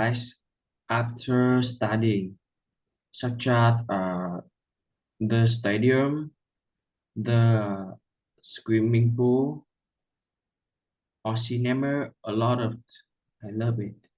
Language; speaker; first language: English; non-native, learner; Vietnamese